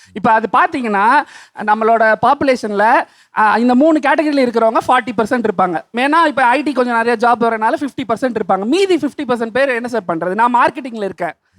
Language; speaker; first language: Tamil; native; Tamil